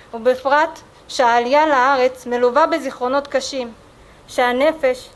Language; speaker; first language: Hebrew; early bilingual, other home language; Amharic